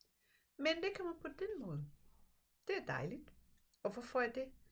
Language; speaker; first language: Danish; non-native, fluent; Portuguese